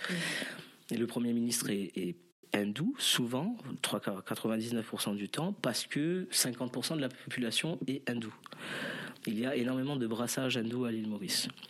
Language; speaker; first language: French; non-native, local second language; Morisyen